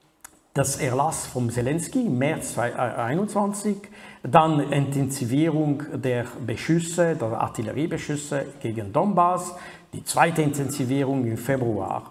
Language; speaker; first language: German; non-native, fluent; French